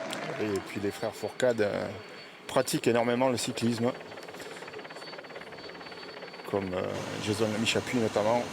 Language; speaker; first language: French; native; French